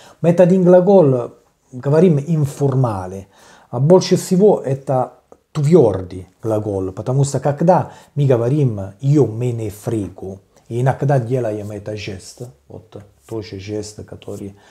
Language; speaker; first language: Russian; non-native, learner; Italian